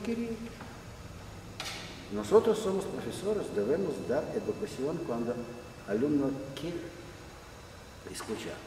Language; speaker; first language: Spanish; non-native, learner; Russian